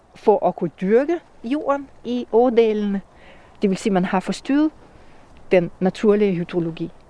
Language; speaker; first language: Danish; non-native, fluent; Russian